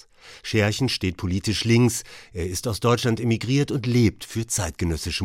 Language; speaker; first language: German; native; German